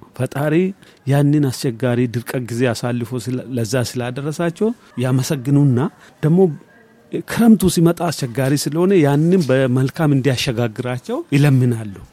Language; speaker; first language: Amharic; non-native, local second language; Oromo